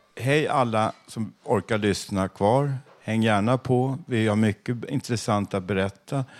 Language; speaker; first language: Swedish; native; Swedish